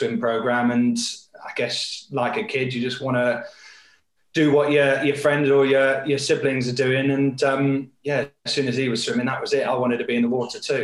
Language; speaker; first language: English; native; English